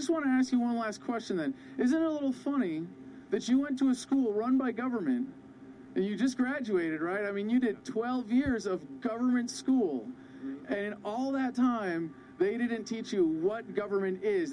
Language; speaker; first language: English; native; English